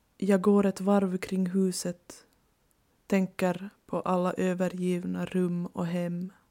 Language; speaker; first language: Swedish; native; Swedish